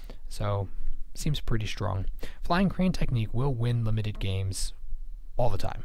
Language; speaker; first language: English; native; English